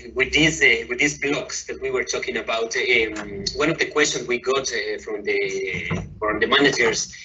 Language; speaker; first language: English; non-native, fluent; Spanish